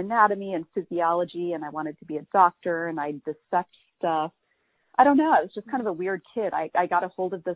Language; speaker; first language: English; native; English